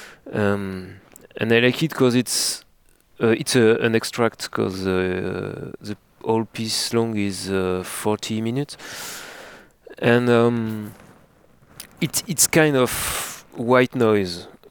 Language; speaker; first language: English; non-native, learner; French